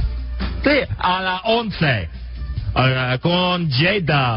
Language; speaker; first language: Spanish; non-native, learner; English